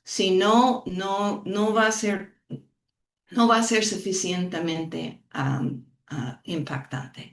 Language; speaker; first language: Spanish; non-native, fluent; English